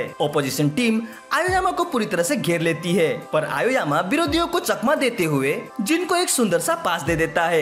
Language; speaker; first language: Hindi; native; Hindi